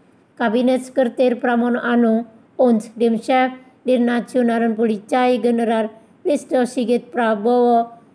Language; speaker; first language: German; non-native, fluent; Indonesian